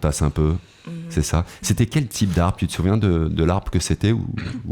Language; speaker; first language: French; native; French